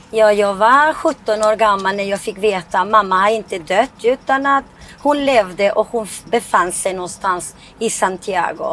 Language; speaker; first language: Swedish; non-native, fluent; Spanish